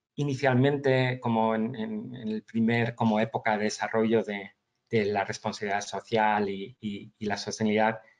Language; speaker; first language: Spanish; early bilingual, heritage; Spanish